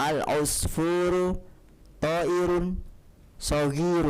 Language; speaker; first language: Arabic; non-native, learner; Indonesian